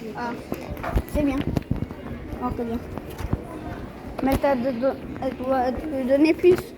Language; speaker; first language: French; non-native, learner; Arabic